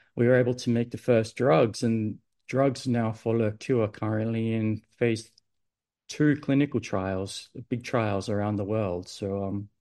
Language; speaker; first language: English; native; English